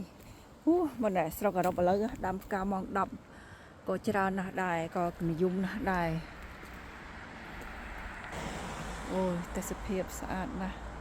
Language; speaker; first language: Khmer; native; Khmer